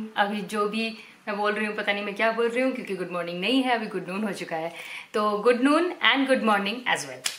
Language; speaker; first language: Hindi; non-native, local second language; Bangla